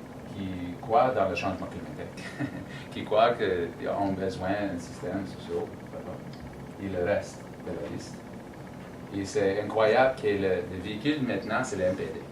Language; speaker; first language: French; non-native, learner; English